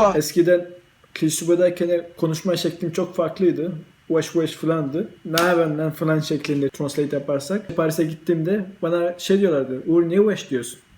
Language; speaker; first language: Turkish; early bilingual, heritage; Turkish